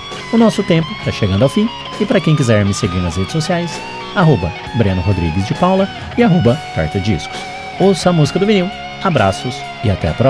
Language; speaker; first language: Portuguese; native; Portuguese